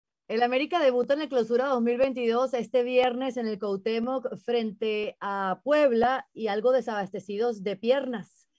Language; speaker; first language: Spanish; native; Spanish